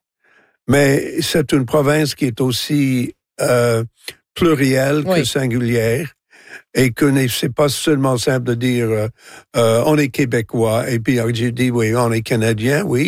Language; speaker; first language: French; non-native, local second language; English